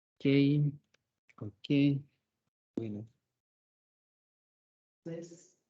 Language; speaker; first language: Spanish; non-native, fluent; French